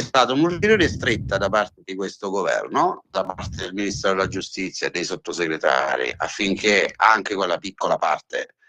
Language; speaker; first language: Italian; native; Italian